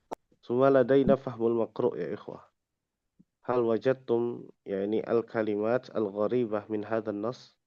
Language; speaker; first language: Arabic; non-native, fluent; Indonesian